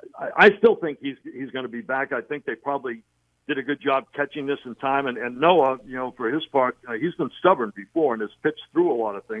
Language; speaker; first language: English; native; English